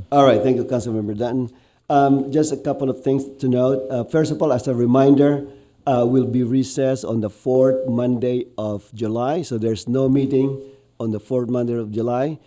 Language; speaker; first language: English; non-native, local second language; Filipino